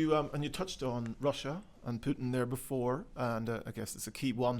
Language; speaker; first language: English; native; English